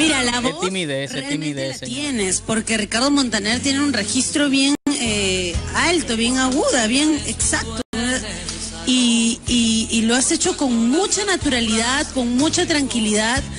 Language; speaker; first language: Spanish; native; Spanish